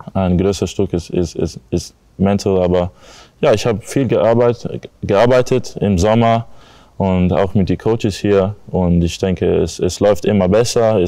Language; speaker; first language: German; non-native, learner; English